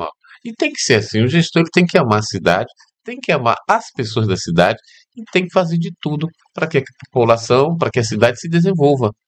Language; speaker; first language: Portuguese; native; Portuguese